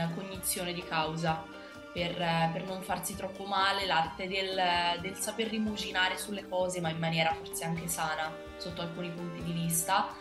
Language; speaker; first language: Italian; native; Italian